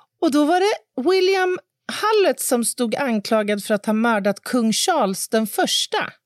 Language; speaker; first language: Swedish; native; Swedish